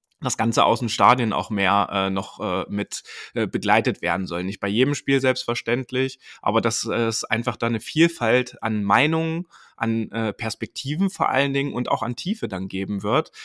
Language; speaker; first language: German; native; German